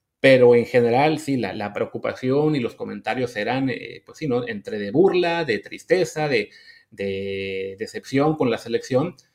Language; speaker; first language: Spanish; native; Spanish